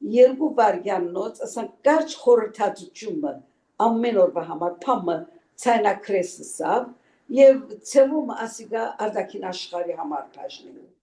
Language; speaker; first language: Armenian; native; Armenian